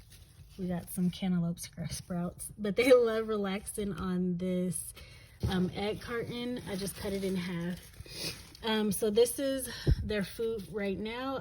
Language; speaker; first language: English; native; English